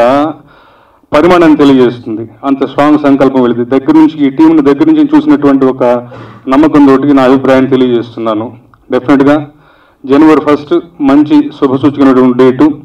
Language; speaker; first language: Telugu; native; Telugu